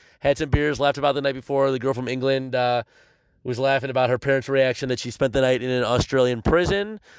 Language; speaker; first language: English; native; English